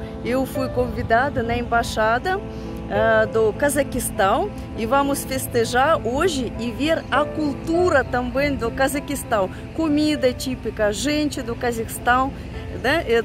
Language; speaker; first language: Portuguese; non-native, fluent; Russian